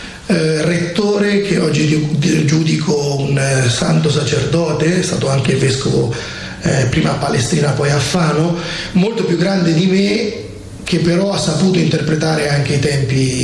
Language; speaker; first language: Italian; native; Italian